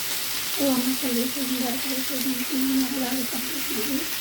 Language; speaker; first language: Arabic; native; Arabic